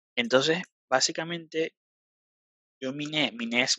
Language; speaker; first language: Spanish; native; Spanish